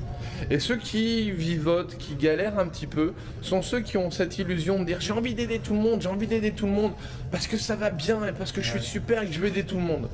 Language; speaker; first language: French; native; French